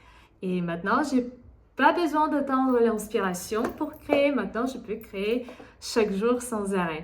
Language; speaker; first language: French; non-native, fluent; Russian